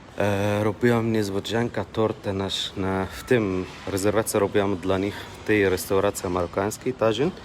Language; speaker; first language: Polish; non-native, learner; Arabic